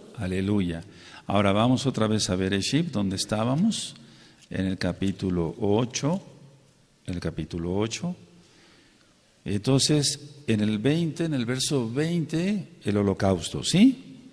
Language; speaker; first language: Spanish; native; Spanish